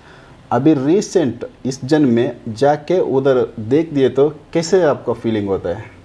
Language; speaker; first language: Hindi; non-native, local second language; Kannada